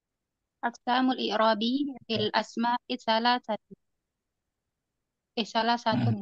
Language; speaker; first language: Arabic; non-native, learner; Indonesian